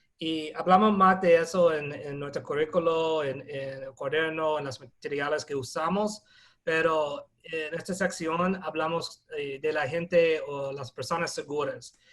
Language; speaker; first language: Spanish; non-native, fluent; English